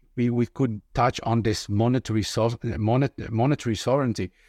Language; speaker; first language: English; non-native, fluent; Italian